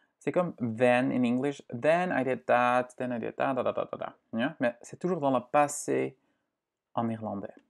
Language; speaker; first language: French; non-native, fluent; Dutch